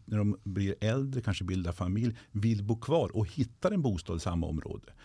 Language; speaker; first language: Swedish; native; Swedish